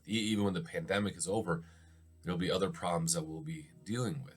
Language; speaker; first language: English; native; English